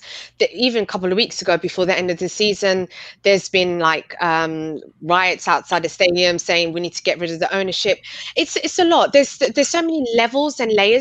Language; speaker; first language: English; native; English